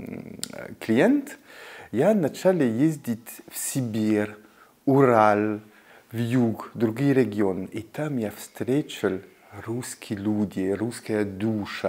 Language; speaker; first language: Russian; non-native, fluent; French